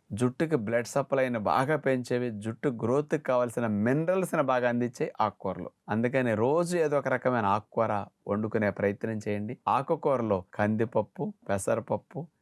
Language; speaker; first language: Telugu; native; Telugu